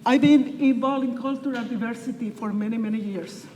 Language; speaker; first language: English; non-native, fluent; Spanish